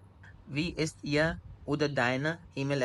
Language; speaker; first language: German; non-native, learner; Hindi